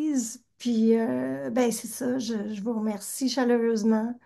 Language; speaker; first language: French; native; French